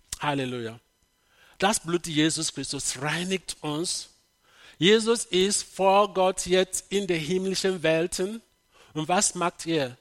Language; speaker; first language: German; non-native, fluent; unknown